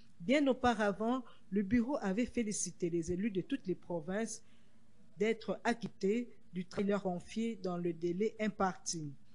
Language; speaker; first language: French; non-native, local second language; Lingala